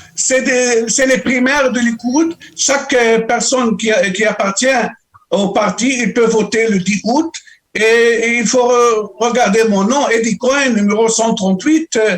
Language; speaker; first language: French; non-native, local second language; Arabic